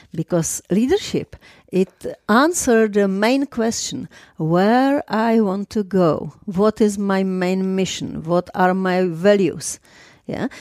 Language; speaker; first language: English; non-native, fluent; Czech